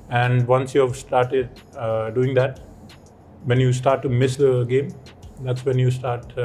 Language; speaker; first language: English; non-native, local second language; Punjabi